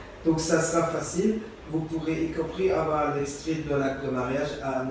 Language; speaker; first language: French; native; French